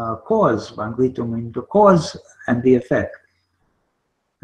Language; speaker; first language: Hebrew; non-native, fluent; English